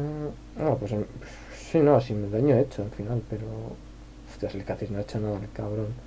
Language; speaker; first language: Spanish; native; Spanish